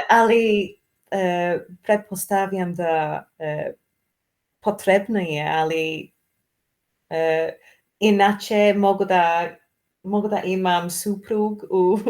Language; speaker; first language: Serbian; non-native, learner; English